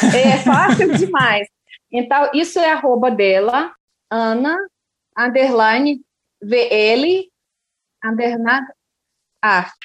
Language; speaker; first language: Portuguese; non-native, fluent; Russian